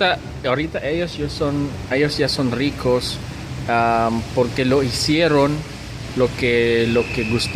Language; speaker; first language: Spanish; non-native, fluent; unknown